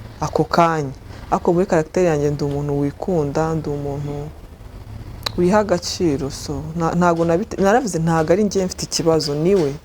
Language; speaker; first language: Kinyarwanda; native; Kinyarwanda